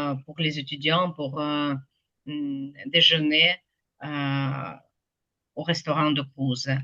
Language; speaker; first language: French; non-native, fluent; Ukrainian